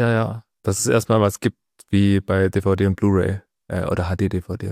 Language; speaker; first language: German; native; German